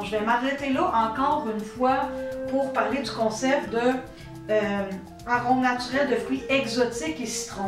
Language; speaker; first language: French; native; French